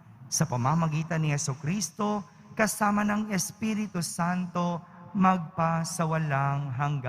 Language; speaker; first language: Filipino; native; Filipino